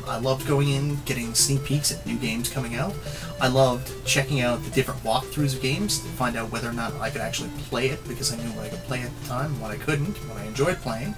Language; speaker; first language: English; native; English